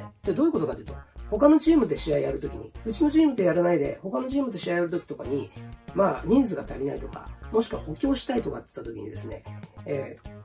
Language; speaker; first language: Japanese; native; Japanese